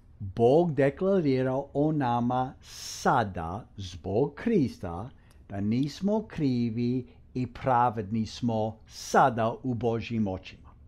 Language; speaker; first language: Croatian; early bilingual, heritage; Croatian